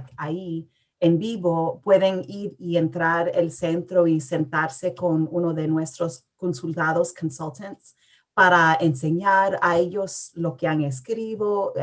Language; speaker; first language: Spanish; early bilingual, heritage; English